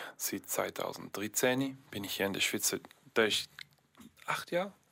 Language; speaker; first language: German; non-native, learner; English